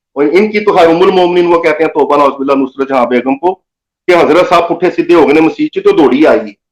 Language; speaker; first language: Urdu; non-native, local second language; Punjabi